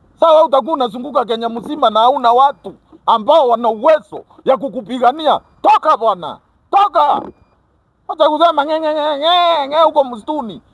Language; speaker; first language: Swahili; non-native, local second language; Kikuyu